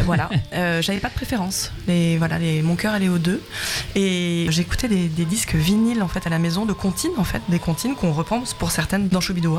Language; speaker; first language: French; native; French